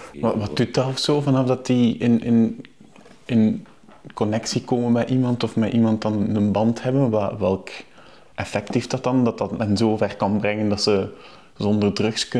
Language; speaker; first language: Dutch; native; Dutch